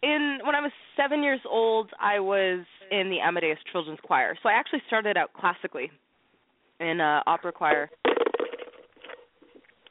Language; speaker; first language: English; native; English